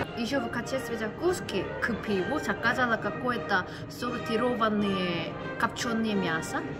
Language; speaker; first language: Russian; non-native, fluent; Korean